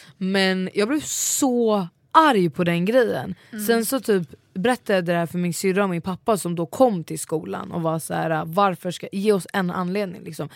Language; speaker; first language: Swedish; early bilingual, other home language; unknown